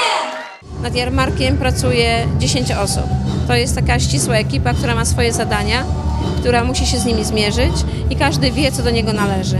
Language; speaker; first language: Polish; native; Polish